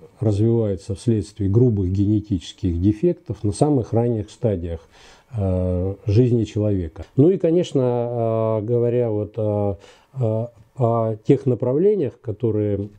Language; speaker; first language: Russian; native; Russian